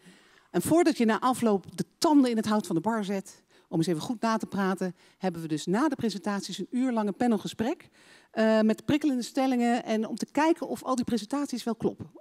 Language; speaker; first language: Dutch; native; Dutch